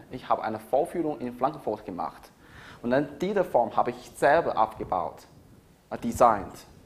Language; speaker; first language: German; non-native, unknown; Chinese